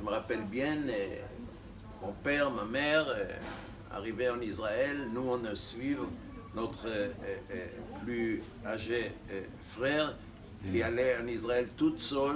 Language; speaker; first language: French; non-native, fluent; Hebrew